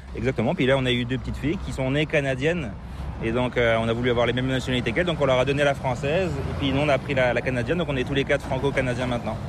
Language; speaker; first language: French; native; French